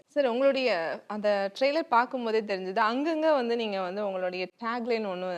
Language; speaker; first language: Tamil; native; Tamil